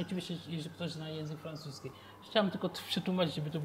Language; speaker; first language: Polish; non-native, fluent; Wolof